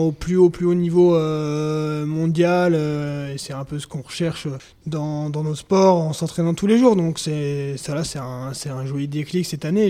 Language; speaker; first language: French; native; French